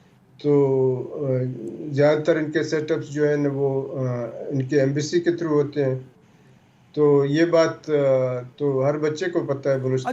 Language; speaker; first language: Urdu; non-native, local second language; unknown